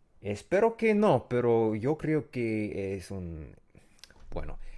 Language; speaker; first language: Spanish; non-native, learner; English